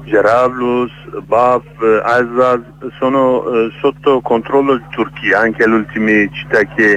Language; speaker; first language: Italian; non-native, learner; Kurdish